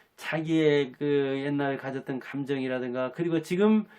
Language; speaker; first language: Korean; native; Korean